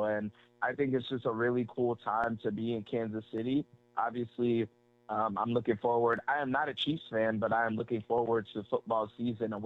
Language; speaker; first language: English; native; English